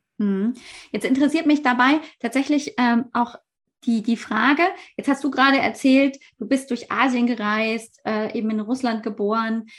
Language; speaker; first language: German; native; German